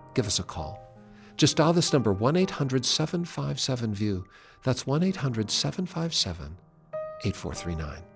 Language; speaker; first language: English; native; English